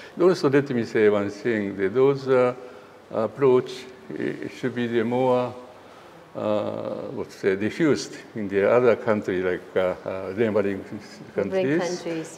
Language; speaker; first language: English; non-native, learner; Japanese